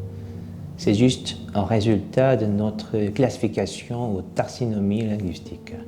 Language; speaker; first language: French; non-native, fluent; Korean